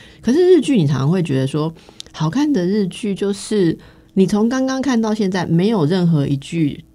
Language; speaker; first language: Chinese; native; Chinese